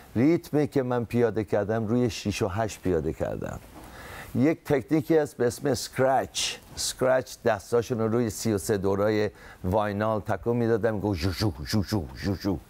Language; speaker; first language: Persian; native; Persian